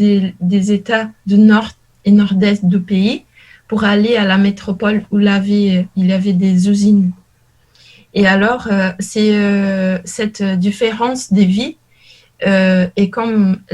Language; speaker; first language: French; non-native, learner; Portuguese